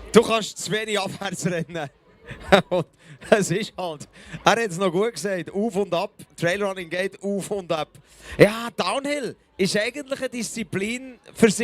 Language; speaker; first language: German; native; German